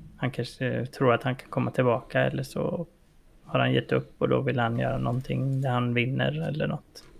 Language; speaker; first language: Swedish; native; Swedish